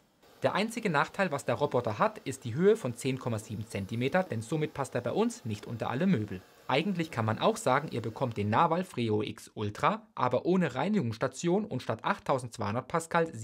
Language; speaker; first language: German; native; German